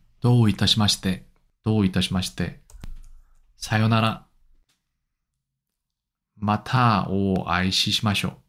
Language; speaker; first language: Japanese; non-native, learner; Korean